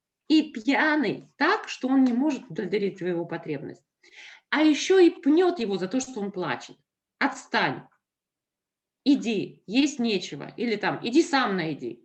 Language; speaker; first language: Russian; native; Russian